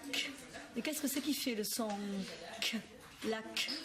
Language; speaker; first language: French; native; French